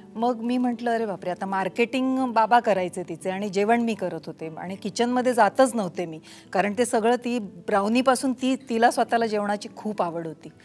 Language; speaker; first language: Marathi; native; Marathi